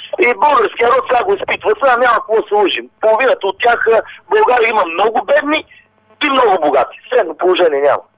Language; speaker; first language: Bulgarian; non-native, local second language; Romany